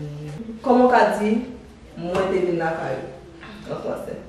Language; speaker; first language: French; non-native, learner; Haitian Creole